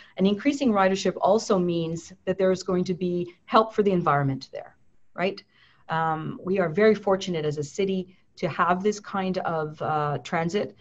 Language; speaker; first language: English; native; English